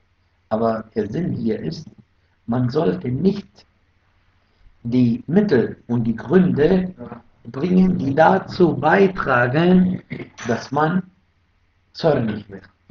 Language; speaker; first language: German; non-native, fluent; Arabic